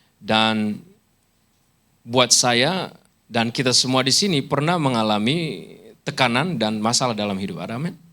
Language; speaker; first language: Indonesian; early bilingual, heritage; English